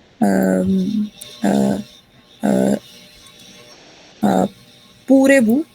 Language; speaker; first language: French; non-native, learner; Hindi